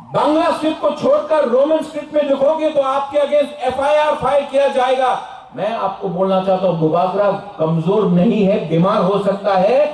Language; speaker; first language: Hindi; non-native, local second language; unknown